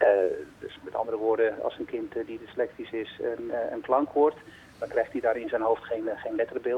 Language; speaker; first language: Dutch; native; Dutch